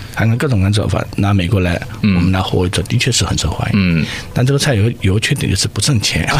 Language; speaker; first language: Chinese; native; Chinese